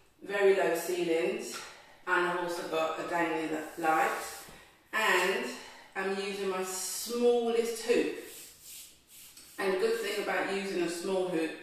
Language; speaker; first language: English; native; English